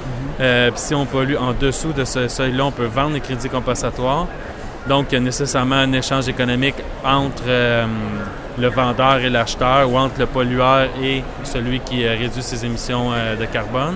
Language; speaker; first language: French; native; French